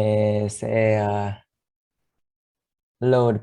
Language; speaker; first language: French; non-native, learner; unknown